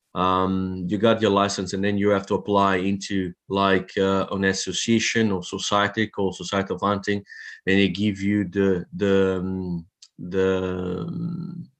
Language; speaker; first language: English; non-native, fluent; Italian